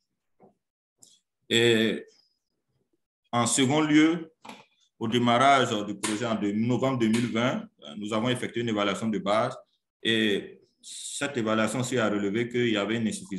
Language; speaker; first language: French; non-native, local second language; Mossi